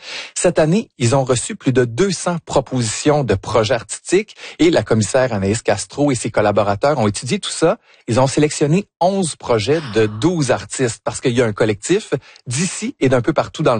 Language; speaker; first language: French; native; French